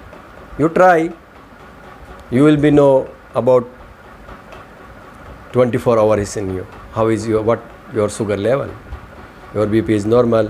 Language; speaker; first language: English; non-native, learner; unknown